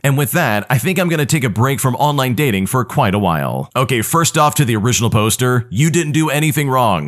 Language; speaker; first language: English; native; English